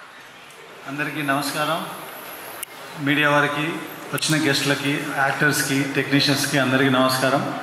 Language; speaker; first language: Telugu; native; Telugu